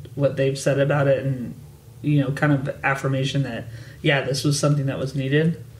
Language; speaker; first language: English; native; English